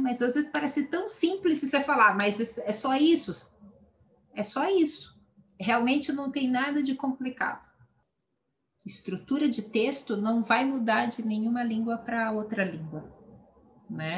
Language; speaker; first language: Portuguese; native; Portuguese